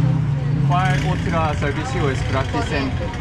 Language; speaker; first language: Spanish; non-native, learner; Korean